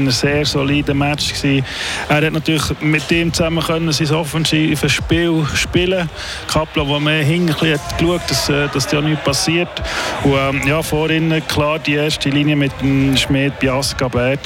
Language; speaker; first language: German; native; German